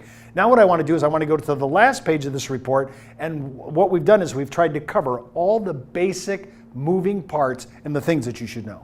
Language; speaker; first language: English; native; English